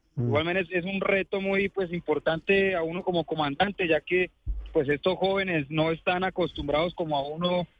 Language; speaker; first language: Spanish; native; Spanish